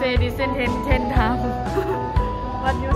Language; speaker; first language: English; non-native, learner; Chinese